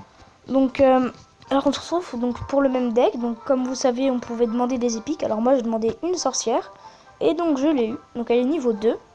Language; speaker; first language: French; native; French